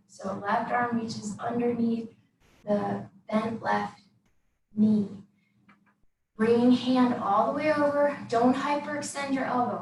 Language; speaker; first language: English; native; English